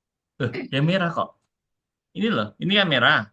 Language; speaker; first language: Indonesian; native; Indonesian